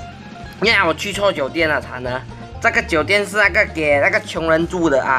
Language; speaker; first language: Chinese; native; Chinese